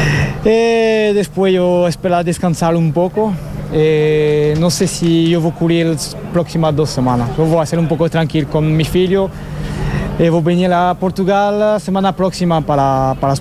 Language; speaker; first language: Portuguese; non-native, learner; French